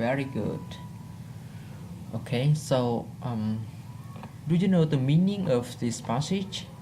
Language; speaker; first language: English; non-native, fluent; Vietnamese